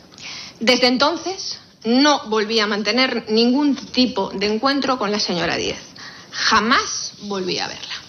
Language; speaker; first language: Spanish; native; Spanish